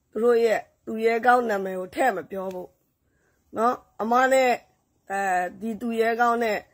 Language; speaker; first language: Burmese; native; Burmese